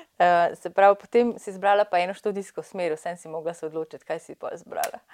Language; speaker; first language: Slovenian; native; Slovenian